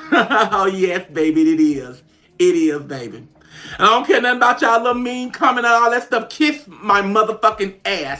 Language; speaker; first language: English; native; English